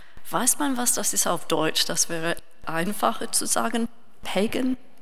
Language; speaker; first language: German; non-native, learner; English